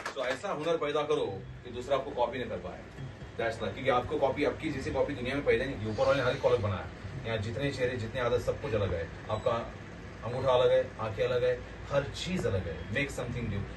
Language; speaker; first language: Hindi; non-native, local second language; Marathi